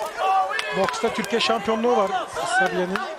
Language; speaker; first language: Turkish; native; Turkish